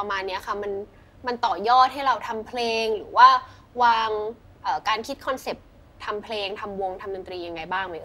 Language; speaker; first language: Thai; native; Thai